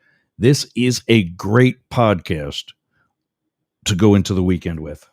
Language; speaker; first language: English; native; English